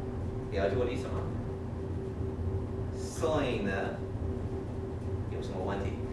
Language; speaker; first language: Chinese; non-native, fluent; English